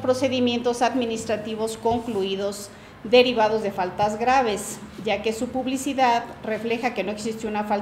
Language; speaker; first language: Spanish; native; Spanish